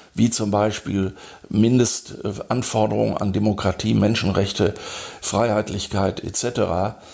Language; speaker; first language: German; native; German